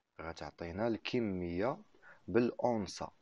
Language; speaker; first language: Arabic; native; Arabic